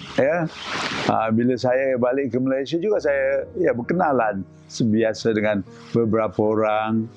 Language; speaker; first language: Malay; native; Malay